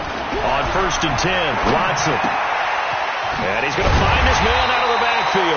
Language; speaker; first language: English; native; English